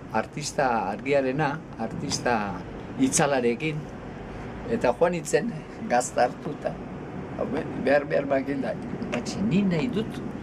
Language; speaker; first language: Basque; native; Basque